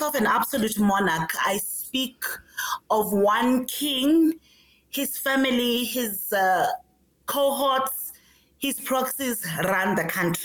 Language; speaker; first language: English; non-native, local second language; Swati